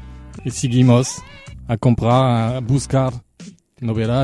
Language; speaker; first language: Spanish; non-native, fluent; French